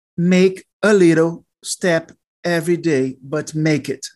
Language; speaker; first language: English; non-native, learner; Portuguese